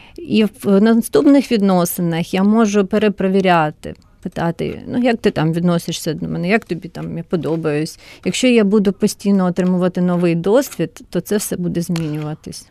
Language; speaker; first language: Ukrainian; non-native, local second language; Russian